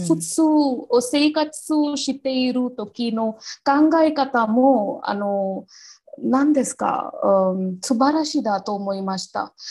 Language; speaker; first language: Japanese; non-native, learner; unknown